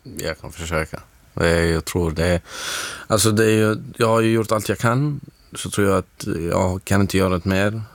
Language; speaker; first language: Swedish; non-native, fluent; Arabic